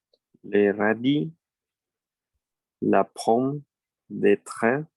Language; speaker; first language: French; non-native, learner; Spanish